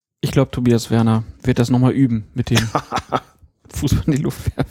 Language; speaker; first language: German; native; German